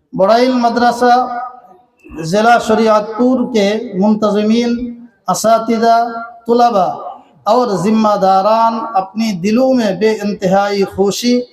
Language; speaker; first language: Urdu; non-native, fluent; Bangla